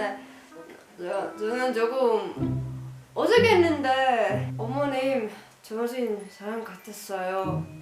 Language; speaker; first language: Korean; non-native, learner; Finnish